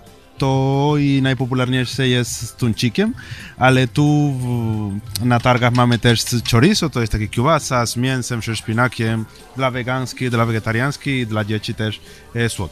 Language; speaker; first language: Polish; non-native, learner; Spanish